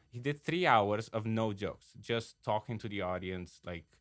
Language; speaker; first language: English; non-native, fluent; Romanian